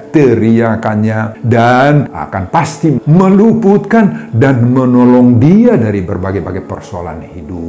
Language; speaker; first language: Indonesian; non-native, local second language; Batak Toba